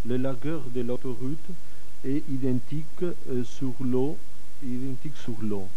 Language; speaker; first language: French; non-native, fluent; Catalan